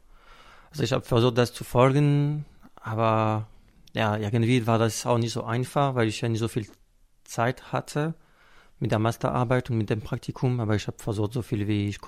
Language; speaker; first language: German; non-native, fluent; French